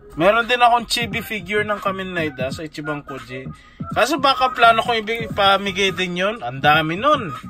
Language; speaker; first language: Filipino; native; Filipino